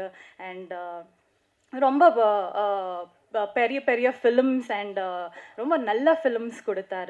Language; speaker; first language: Tamil; non-native, learner; Kannada